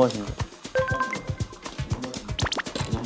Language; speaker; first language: Korean; native; Korean